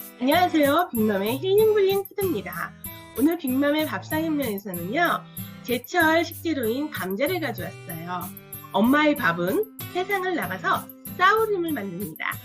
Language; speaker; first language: Korean; native; Korean